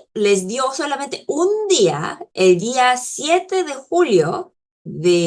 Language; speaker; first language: Spanish; non-native, fluent; Korean